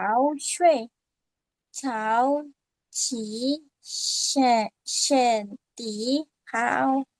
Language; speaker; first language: Chinese; non-native, learner; Indonesian